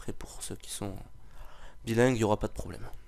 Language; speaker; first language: French; native; French